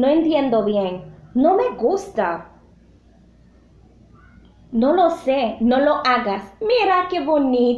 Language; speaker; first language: Spanish; non-native, learner; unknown